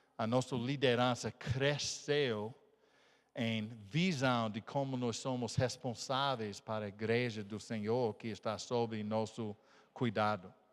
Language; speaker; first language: Portuguese; non-native, fluent; English